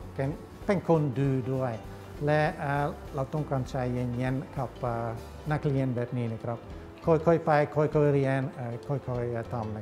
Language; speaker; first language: Thai; non-native, fluent; Dutch